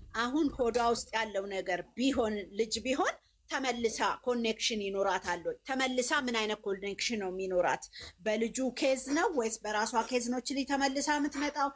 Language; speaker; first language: Amharic; native; Amharic